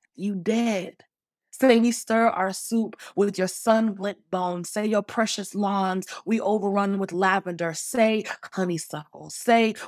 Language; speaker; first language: English; native; English